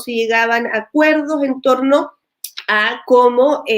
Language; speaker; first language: Spanish; native; Spanish